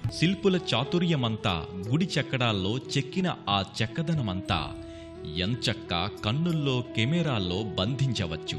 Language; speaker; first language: Telugu; native; Telugu